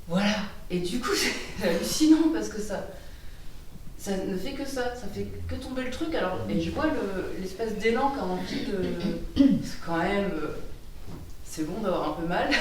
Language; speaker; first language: French; native; French